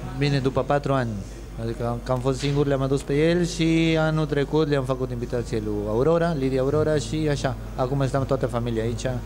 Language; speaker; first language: Romanian; non-native, fluent; Spanish